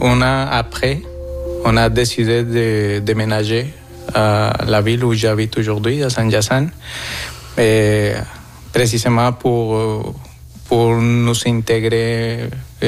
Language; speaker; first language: French; non-native, fluent; Spanish